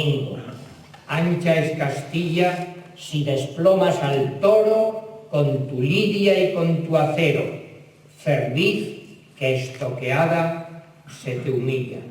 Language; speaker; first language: Spanish; native; Spanish